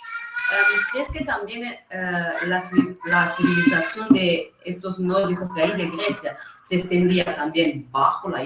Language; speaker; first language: Spanish; non-native, fluent; Italian